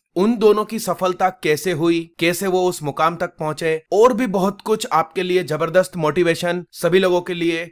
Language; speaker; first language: Hindi; non-native, local second language; Gujarati